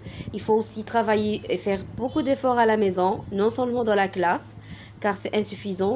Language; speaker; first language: French; non-native, fluent; Arabic